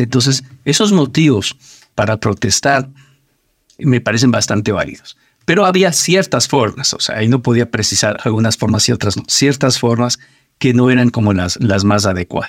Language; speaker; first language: Spanish; native; Spanish